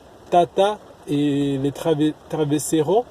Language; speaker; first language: French; non-native, fluent; Portuguese